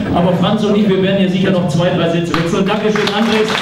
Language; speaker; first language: German; native; German